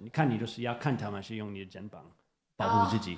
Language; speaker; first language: Chinese; non-native, fluent; English